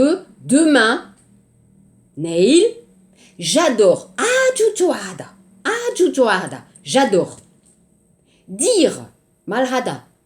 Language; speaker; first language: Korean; non-native, learner; French